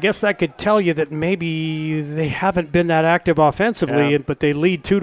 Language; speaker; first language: English; native; English